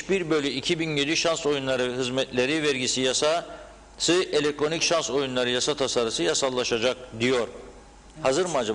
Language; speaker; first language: Turkish; native; Turkish